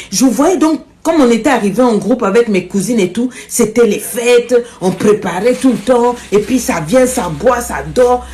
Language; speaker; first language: French; non-native, local second language; Lingala